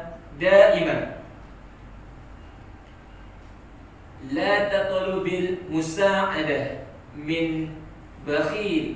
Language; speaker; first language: Arabic; non-native, learner; Indonesian